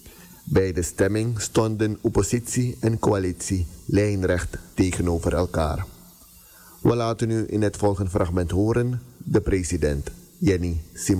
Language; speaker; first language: Dutch; native; Dutch